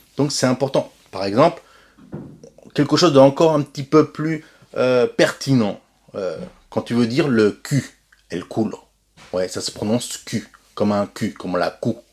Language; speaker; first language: French; native; French